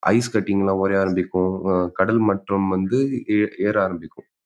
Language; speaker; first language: Tamil; native; Tamil